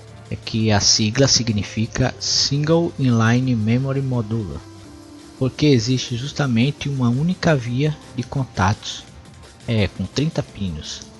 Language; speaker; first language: Portuguese; native; Portuguese